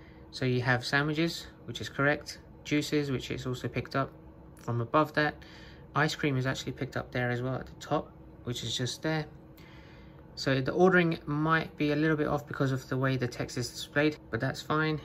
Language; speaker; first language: English; native; English